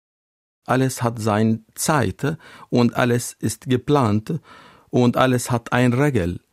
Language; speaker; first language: German; non-native, learner; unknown